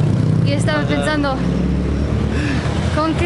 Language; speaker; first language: Spanish; non-native, learner; English